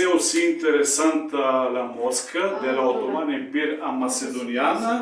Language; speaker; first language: French; non-native, learner; Macedonian